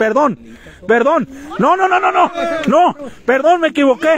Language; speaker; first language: Spanish; native; Spanish